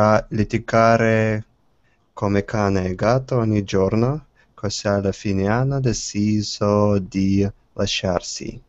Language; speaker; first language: Italian; non-native, learner; English